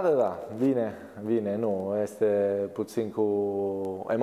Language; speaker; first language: Romanian; non-native, learner; Italian